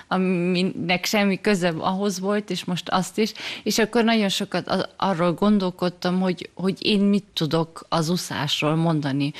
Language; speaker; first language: Hungarian; early bilingual, heritage; German